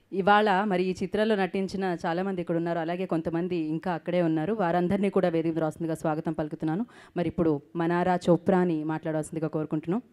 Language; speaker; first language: Telugu; native; Telugu